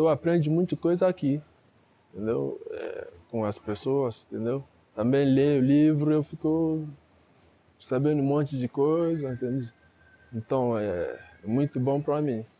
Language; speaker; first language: Portuguese; non-native, learner; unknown